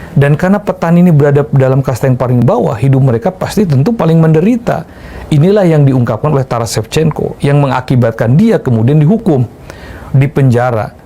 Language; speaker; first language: Indonesian; native; Indonesian